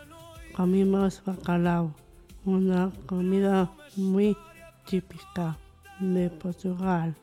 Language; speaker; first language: Spanish; non-native, learner; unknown